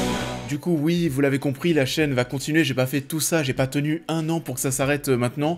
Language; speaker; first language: French; native; French